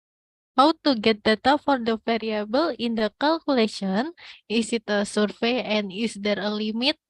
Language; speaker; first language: English; non-native, learner; Indonesian